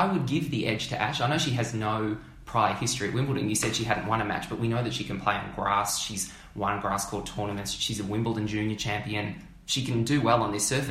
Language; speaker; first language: English; native; English